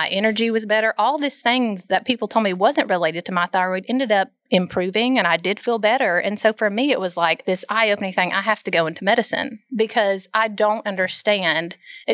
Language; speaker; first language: English; native; English